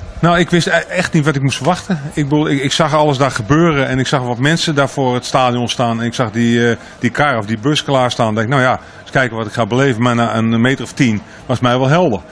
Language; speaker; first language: Dutch; native; Dutch